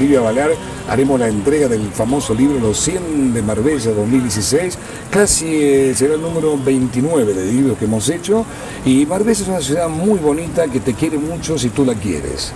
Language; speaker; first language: Spanish; native; Spanish